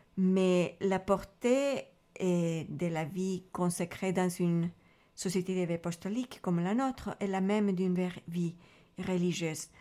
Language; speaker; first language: French; non-native, fluent; Spanish